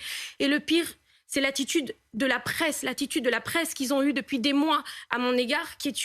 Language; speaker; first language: French; native; French